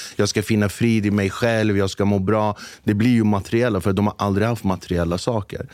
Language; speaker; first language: Swedish; early bilingual, other home language; Kurdish